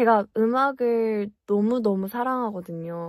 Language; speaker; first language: Korean; early bilingual, heritage; English